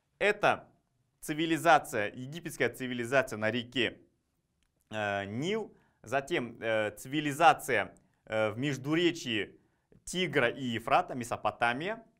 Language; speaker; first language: Russian; non-native, local second language; Kazakh